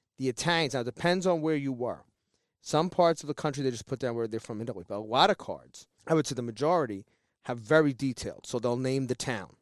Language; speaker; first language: English; native; English